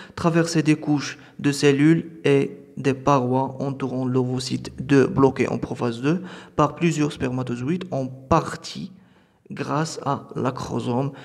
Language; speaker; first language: French; non-native, local second language; Arabic